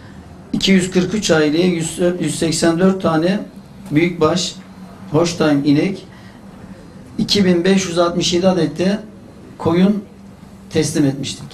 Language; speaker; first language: Turkish; native; Turkish